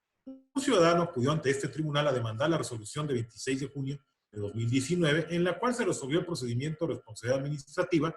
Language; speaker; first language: Spanish; native; Spanish